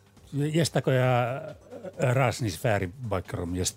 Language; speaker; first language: Russian; non-native, learner; Finnish